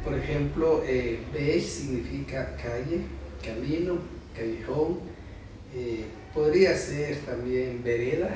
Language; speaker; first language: Spanish; non-native, local second language; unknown